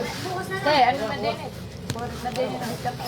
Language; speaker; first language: Filipino; native; Filipino